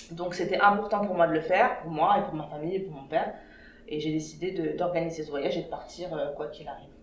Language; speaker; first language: French; early bilingual, other home language; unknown